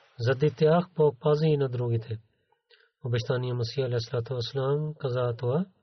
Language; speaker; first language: Bulgarian; non-native, learner; Urdu